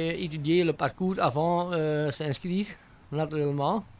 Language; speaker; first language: French; non-native, local second language; Dutch